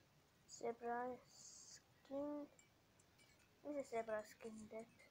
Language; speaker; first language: Finnish; non-native, learner; Estonian